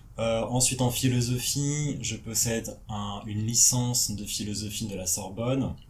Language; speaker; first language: French; native; French